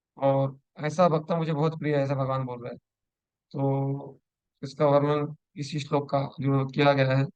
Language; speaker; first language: Hindi; non-native, local second language; Marathi